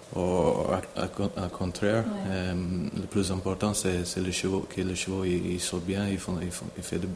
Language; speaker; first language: French; non-native, learner; English